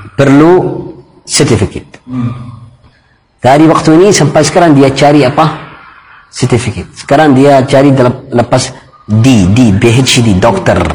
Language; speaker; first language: Malay; non-native, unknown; Arabic